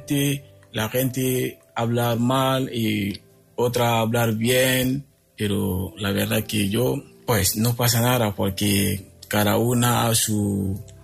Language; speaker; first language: Spanish; non-native, local second language; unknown